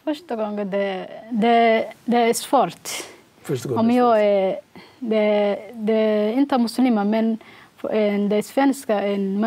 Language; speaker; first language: Swedish; non-native, learner; Somali